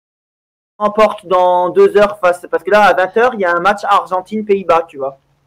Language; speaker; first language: French; native; French